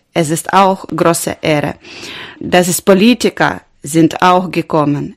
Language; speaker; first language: German; non-native, learner; Ukrainian